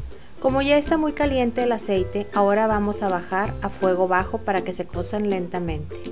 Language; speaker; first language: Spanish; native; Spanish